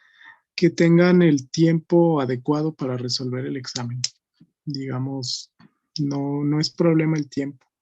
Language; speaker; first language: Spanish; native; Spanish